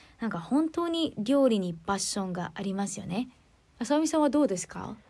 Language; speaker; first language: Japanese; non-native, fluent; Filipino